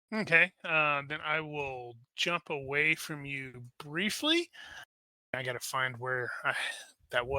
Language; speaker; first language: English; native; English